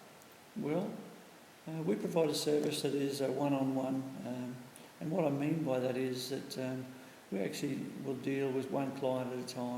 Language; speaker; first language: English; native; English